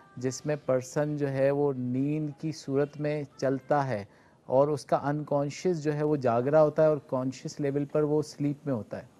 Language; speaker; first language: Urdu; non-native, local second language; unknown